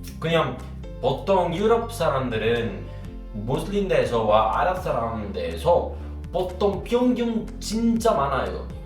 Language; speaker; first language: Korean; non-native, learner; Spanish